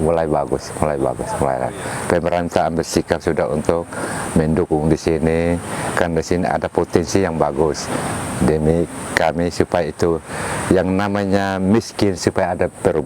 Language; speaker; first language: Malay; non-native, local second language; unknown